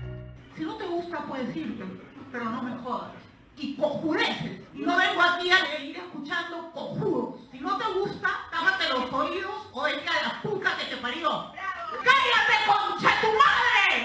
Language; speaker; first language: Spanish; native; Spanish